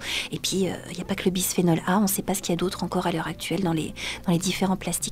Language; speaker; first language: French; native; French